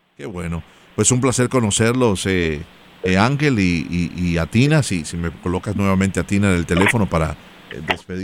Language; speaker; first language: Spanish; native; Spanish